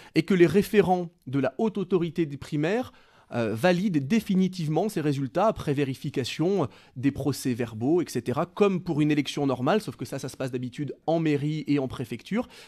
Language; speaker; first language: French; native; French